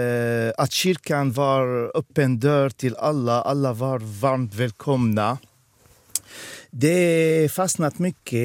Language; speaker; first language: Swedish; non-native, fluent; Arabic